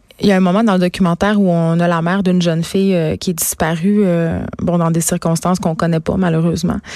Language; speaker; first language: French; native; French